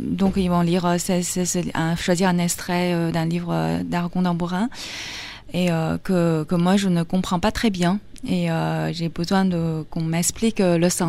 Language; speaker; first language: French; non-native, fluent; Chinese